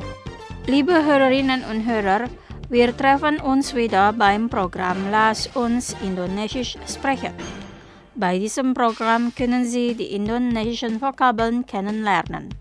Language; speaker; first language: German; non-native, fluent; Indonesian